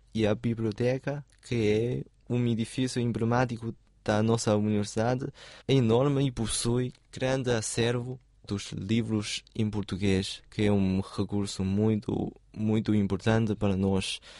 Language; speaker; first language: Portuguese; non-native, fluent; Chinese